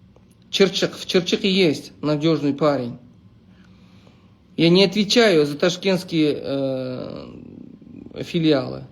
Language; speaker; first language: Russian; non-native, local second language; Uzbek